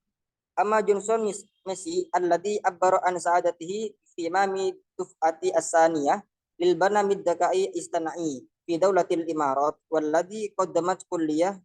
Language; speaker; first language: Arabic; non-native, learner; Indonesian